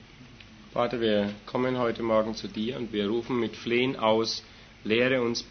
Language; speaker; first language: German; native; German